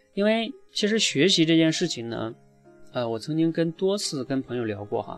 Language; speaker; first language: Chinese; native; Chinese